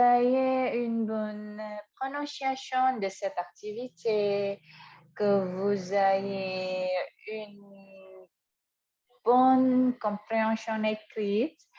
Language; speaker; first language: French; non-native, fluent; Indonesian